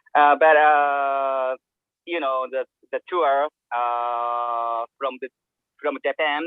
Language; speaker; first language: English; non-native, learner; Japanese